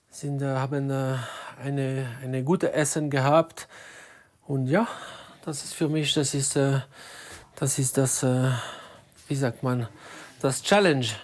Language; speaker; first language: German; non-native, learner; French